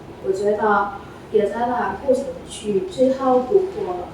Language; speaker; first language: Chinese; non-native, learner; Indonesian